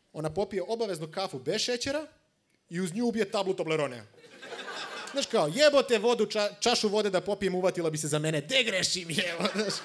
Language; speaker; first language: Croatian; non-native, fluent; Macedonian